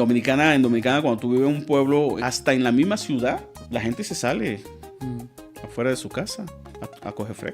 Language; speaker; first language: Spanish; native; Spanish